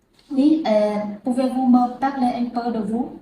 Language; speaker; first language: French; non-native, fluent; Vietnamese